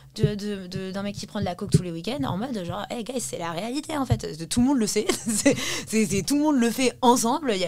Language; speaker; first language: French; early bilingual, heritage; English